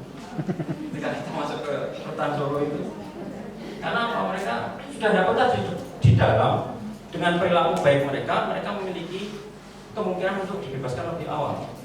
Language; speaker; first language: Indonesian; native; Indonesian